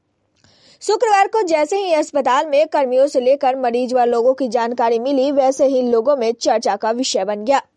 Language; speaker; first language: Hindi; native; Hindi